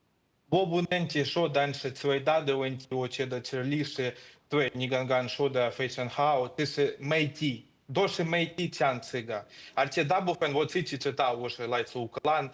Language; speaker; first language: Chinese; non-native, fluent; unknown